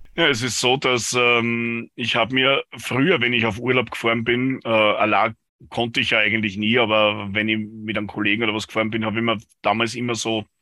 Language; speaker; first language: German; native; German